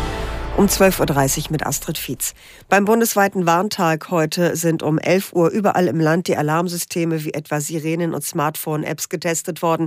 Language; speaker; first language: German; native; German